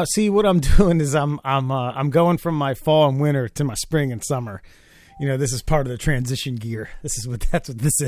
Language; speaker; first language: English; native; English